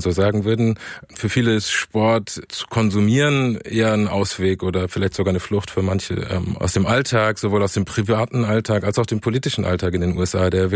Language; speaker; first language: German; native; German